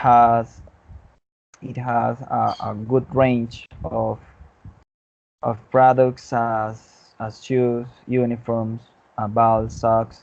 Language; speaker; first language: English; non-native, learner; Spanish